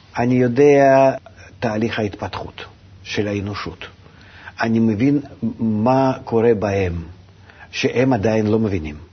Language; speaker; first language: Hebrew; non-native, fluent; Russian